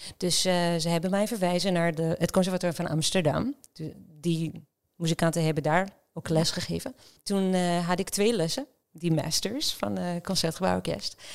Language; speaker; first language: Dutch; non-native, fluent; Hebrew